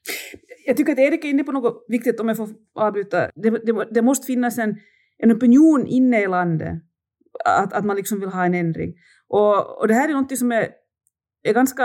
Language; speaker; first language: Swedish; native; Swedish